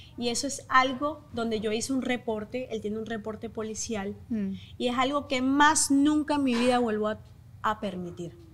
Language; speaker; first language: Spanish; native; Spanish